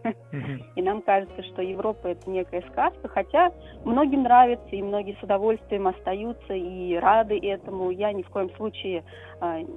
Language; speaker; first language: Russian; native; Russian